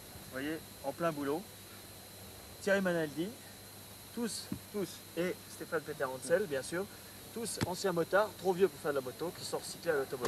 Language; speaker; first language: French; native; French